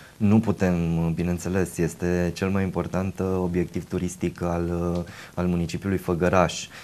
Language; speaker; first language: Romanian; native; Romanian